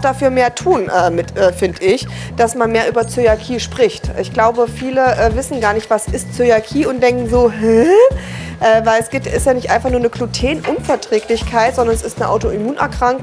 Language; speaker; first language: German; native; German